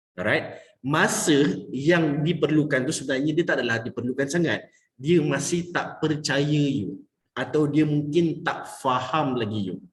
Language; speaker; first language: Malay; native; Malay